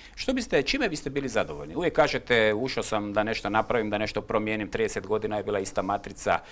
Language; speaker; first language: Croatian; native; Croatian